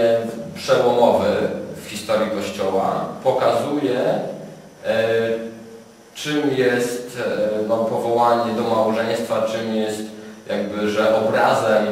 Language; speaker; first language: Polish; native; Polish